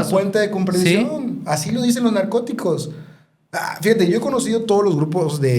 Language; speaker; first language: Spanish; native; Spanish